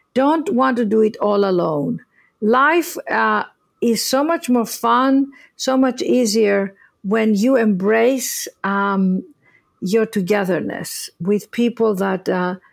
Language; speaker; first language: English; non-native, fluent; Greek